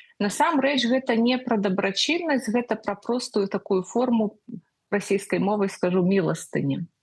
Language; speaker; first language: Belarusian; native; Belarusian